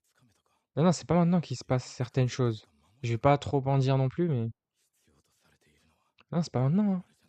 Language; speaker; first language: French; native; French